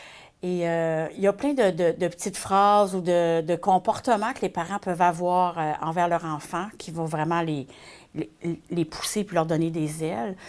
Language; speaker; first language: French; native; French